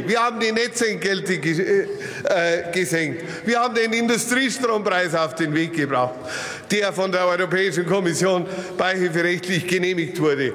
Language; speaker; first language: German; native; German